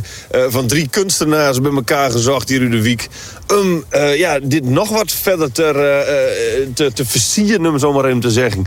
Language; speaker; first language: Dutch; native; Dutch